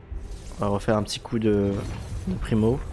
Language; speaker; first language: French; native; French